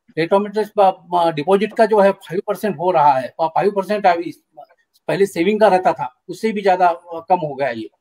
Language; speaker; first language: Hindi; non-native, local second language; Marathi